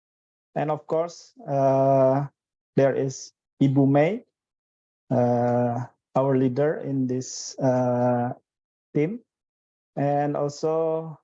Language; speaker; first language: English; non-native, fluent; Indonesian